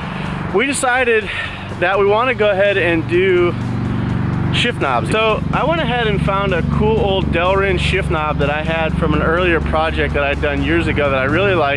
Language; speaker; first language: English; native; English